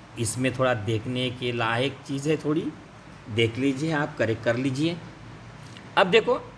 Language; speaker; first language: Hindi; non-native, local second language; Marathi